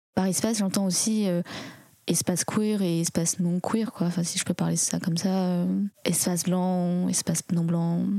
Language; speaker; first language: French; early bilingual, other home language; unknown